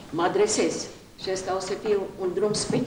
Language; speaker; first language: Romanian; non-native, local second language; Hungarian